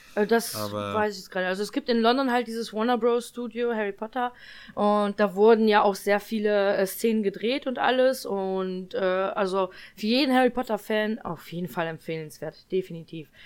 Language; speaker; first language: German; early bilingual, other home language; Polish